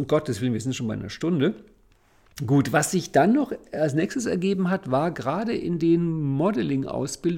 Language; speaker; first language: German; native; German